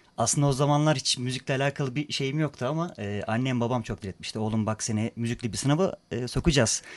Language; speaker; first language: Turkish; native; Turkish